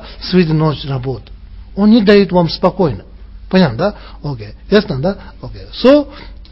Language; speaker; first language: Russian; non-native, learner; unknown